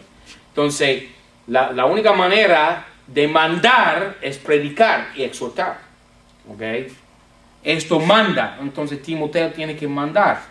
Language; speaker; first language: Spanish; non-native, fluent; English